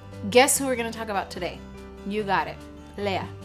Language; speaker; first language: English; early bilingual, other home language; Spanish